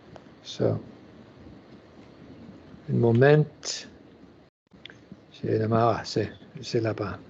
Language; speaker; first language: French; non-native, learner; English